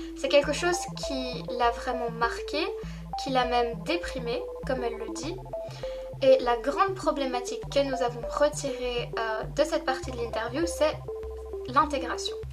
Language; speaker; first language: French; native; French